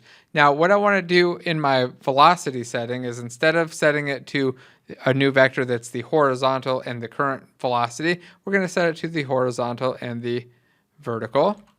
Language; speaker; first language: English; native; English